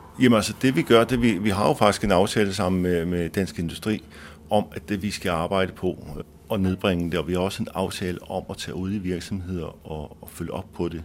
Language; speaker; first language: Danish; native; Danish